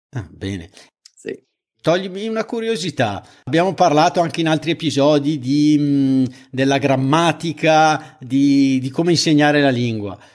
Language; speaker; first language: Italian; native; Italian